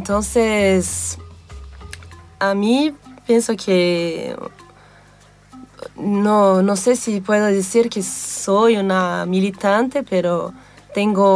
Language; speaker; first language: Spanish; non-native, fluent; Portuguese